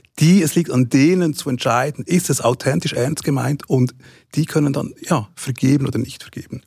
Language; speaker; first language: German; native; German